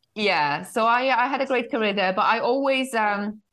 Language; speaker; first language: English; non-native, fluent; Polish